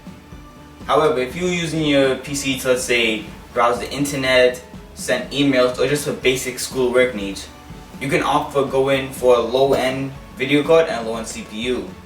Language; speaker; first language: English; native; English